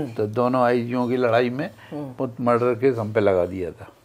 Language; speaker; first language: Hindi; native; Hindi